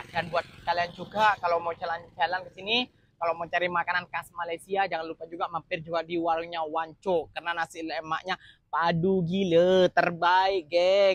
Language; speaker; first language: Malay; non-native, local second language; Javanese